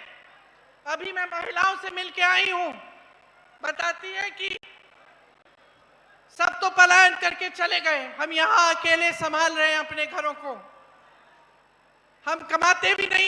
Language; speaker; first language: Hindi; native; Hindi